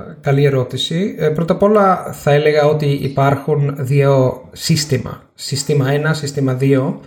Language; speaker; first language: Greek; non-native, fluent; Italian